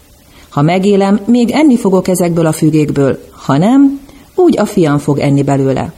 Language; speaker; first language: Hungarian; native; Hungarian